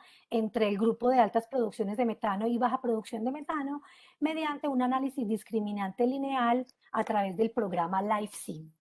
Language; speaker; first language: Spanish; native; Spanish